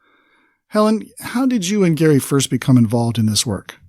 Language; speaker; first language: English; native; English